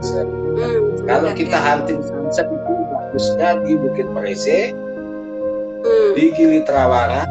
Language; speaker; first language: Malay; non-native, local second language; Sasak